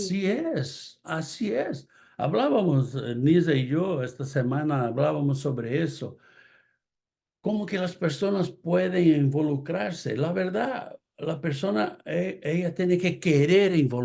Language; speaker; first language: Spanish; non-native, fluent; Portuguese